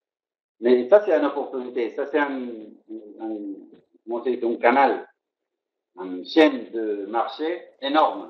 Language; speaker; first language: French; non-native, fluent; Spanish